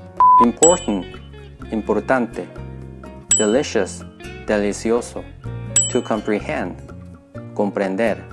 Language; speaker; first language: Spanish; non-native, fluent; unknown